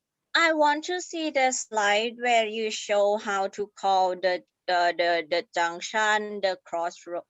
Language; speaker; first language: English; non-native, fluent; Thai